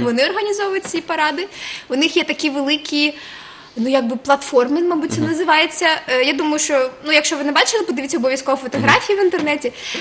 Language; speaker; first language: Ukrainian; native; Ukrainian